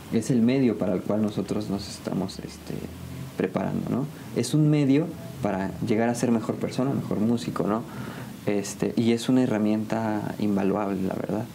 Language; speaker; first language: Spanish; native; Spanish